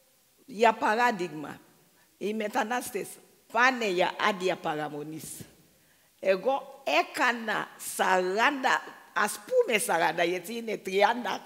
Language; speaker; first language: Greek; non-native, fluent; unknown